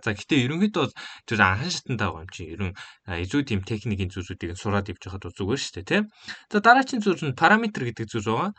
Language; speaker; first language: Mongolian; native; Mongolian